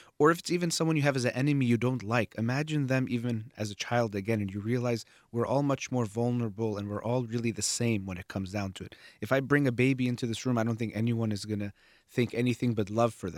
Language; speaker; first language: English; early bilingual, other home language; Persian